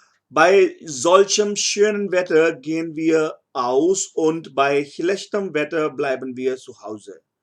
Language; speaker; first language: German; non-native, fluent; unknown